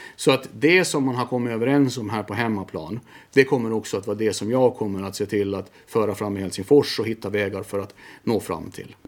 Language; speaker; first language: Swedish; native; Swedish